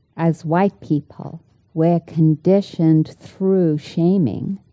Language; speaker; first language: English; native; English